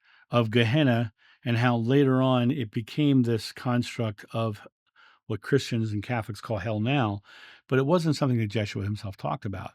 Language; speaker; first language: English; native; English